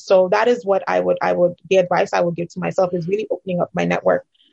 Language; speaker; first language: English; non-native, local second language; Akan